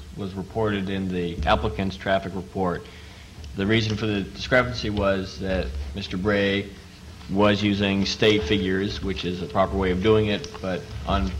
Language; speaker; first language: English; native; English